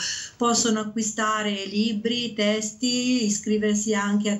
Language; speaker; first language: Italian; native; Italian